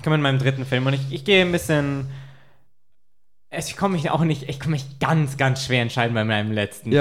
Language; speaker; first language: German; native; German